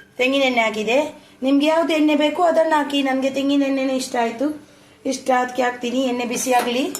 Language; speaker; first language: Kannada; non-native, local second language; Tulu